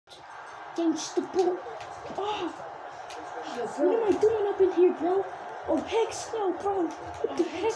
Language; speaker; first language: English; native; English